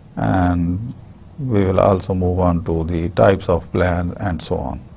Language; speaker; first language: English; non-native, local second language; Urdu